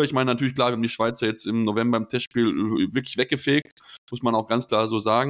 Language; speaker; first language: German; native; German